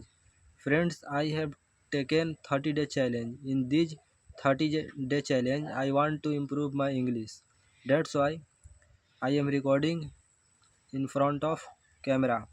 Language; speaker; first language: English; non-native, learner; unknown